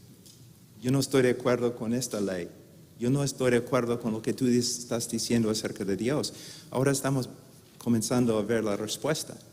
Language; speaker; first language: Spanish; non-native, fluent; English